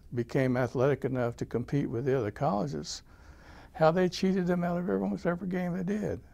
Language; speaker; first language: English; native; English